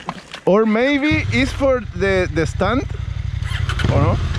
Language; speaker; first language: English; non-native, learner; Spanish